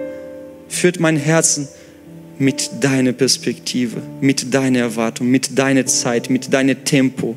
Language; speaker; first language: German; non-native, fluent; Portuguese